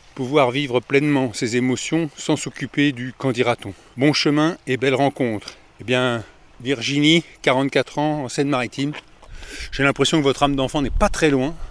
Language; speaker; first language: French; native; French